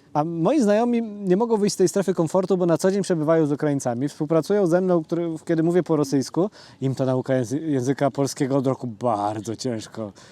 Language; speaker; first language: Polish; native; Polish